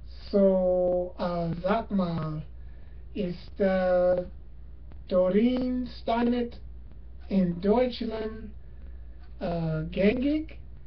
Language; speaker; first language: German; non-native, learner; English